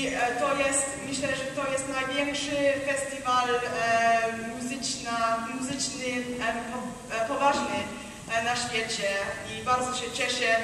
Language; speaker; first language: Polish; non-native, learner; English